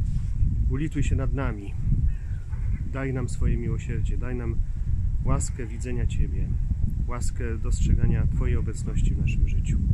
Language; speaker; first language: Polish; native; Polish